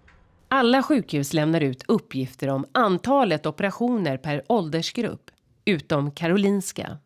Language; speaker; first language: Swedish; native; Swedish